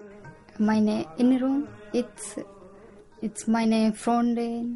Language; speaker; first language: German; non-native, learner; Punjabi